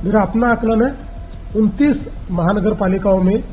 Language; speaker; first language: Hindi; non-native, local second language; Marathi